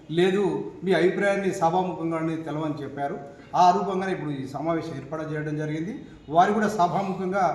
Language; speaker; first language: Telugu; native; Telugu